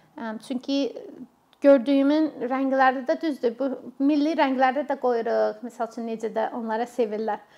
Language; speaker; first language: Azerbaijani; non-native, fluent; English